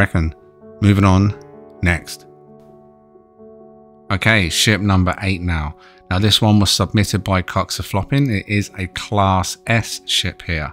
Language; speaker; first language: English; native; English